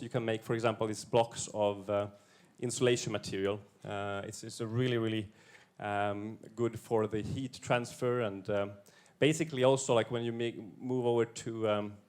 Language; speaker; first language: English; non-native, fluent; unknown